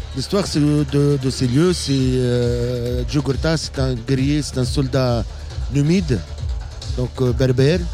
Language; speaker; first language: French; non-native, local second language; Arabic